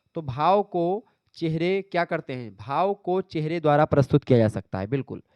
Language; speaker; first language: Hindi; native; Hindi